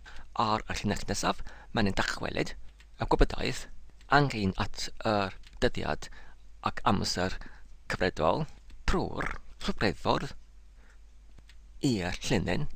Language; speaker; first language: Welsh; non-native, learner; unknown